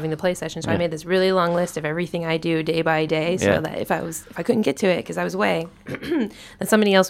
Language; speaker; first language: English; native; English